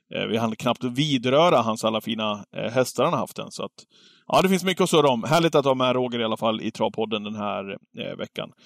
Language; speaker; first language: Swedish; native; Swedish